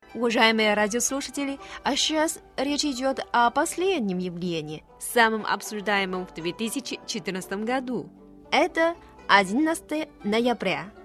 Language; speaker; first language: Russian; non-native, fluent; Chinese